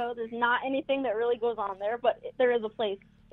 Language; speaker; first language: English; native; English